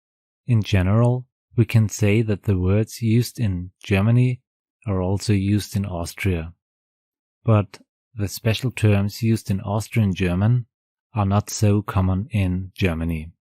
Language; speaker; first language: English; non-native, fluent; German